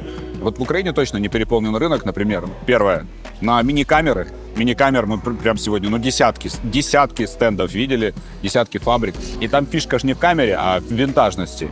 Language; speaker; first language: Russian; native; Russian